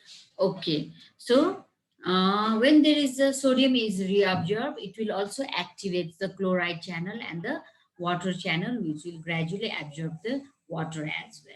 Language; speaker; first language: English; non-native, local second language; Nepali